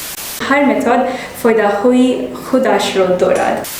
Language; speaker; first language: Persian; non-native, learner; English